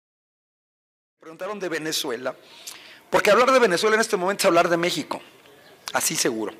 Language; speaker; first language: Spanish; native; Spanish